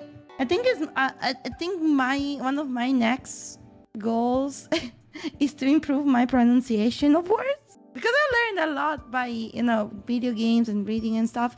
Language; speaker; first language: English; non-native, fluent; Italian